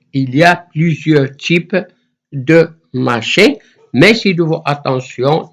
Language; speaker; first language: French; non-native, fluent; Arabic